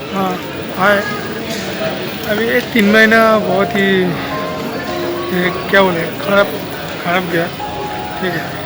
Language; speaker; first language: Hindi; non-native, local second language; Bangla